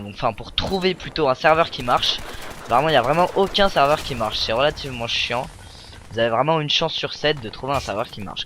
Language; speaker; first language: French; native; French